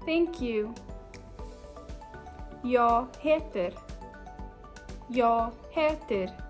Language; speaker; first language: Swedish; non-native, learner; English